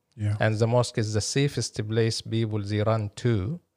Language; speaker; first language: English; non-native, fluent; Arabic